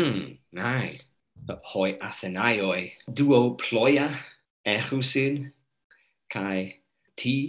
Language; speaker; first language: Greek; non-native, fluent; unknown